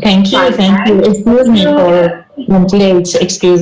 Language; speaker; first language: English; non-native, learner; Persian